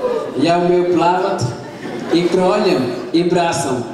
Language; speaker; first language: Russian; non-native, learner; Portuguese